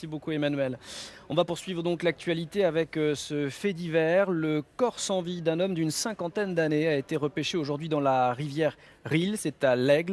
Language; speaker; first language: French; native; French